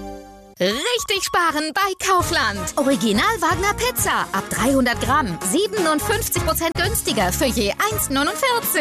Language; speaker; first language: German; native; German